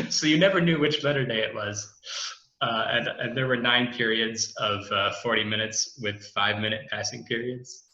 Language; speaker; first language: English; native; English